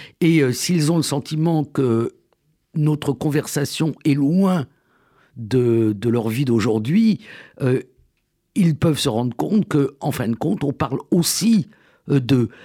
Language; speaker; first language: French; native; French